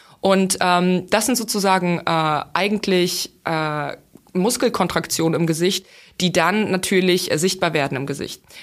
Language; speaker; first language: German; non-native, fluent; Russian